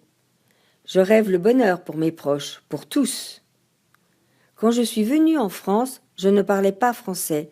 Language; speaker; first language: French; non-native, learner; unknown